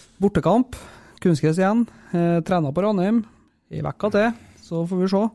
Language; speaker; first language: Norwegian; native; Norwegian